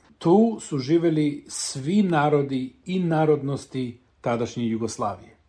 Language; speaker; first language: Serbian; native; Serbian